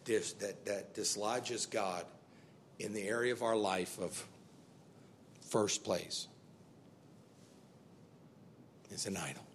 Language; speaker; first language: English; native; English